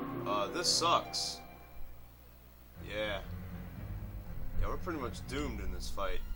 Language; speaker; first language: English; native; English